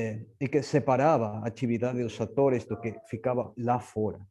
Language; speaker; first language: Portuguese; non-native, fluent; Spanish